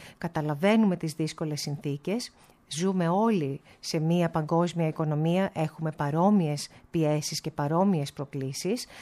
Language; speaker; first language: Greek; early bilingual, heritage; Greek